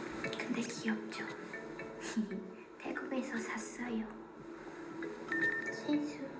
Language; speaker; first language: Korean; non-native, learner; Thai